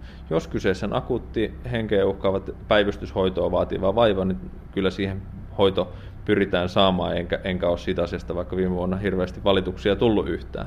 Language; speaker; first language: Finnish; native; Finnish